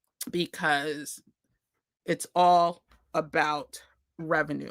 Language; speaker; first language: English; native; English